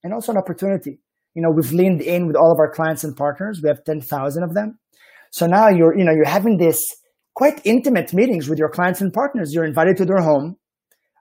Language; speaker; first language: English; non-native, fluent; Hebrew